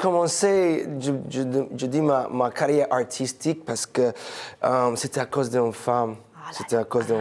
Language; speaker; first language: French; non-native, fluent; English